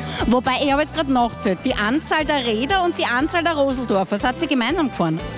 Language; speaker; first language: German; native; German